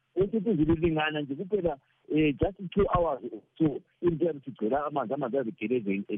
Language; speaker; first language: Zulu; non-native, local second language; Shona